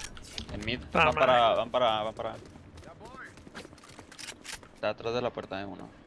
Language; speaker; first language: Spanish; native; Spanish